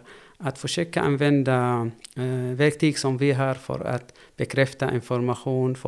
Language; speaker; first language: Swedish; non-native, fluent; Arabic